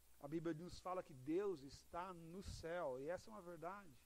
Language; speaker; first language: Portuguese; native; Portuguese